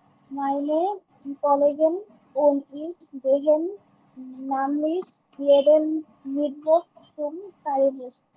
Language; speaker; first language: German; non-native, learner; Bangla